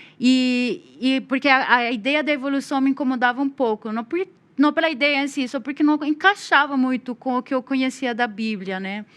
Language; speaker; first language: Portuguese; non-native, fluent; Spanish